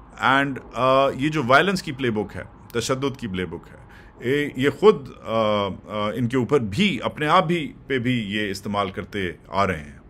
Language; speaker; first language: Urdu; native; Urdu